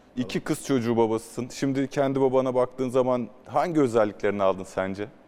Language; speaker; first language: Turkish; native; Turkish